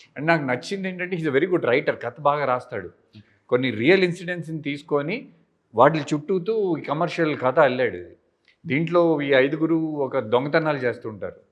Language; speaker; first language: Telugu; native; Telugu